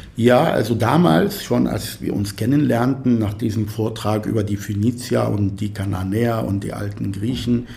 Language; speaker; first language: German; non-native, fluent; Arabic